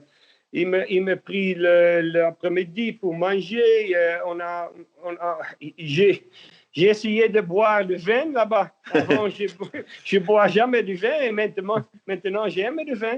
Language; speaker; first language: French; non-native, learner; Dutch